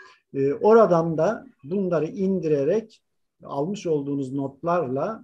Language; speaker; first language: Turkish; native; Turkish